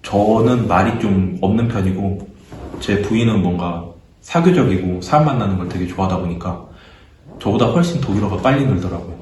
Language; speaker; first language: Korean; native; Korean